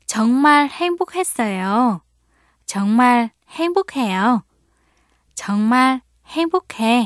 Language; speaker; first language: Korean; non-native, fluent; Vietnamese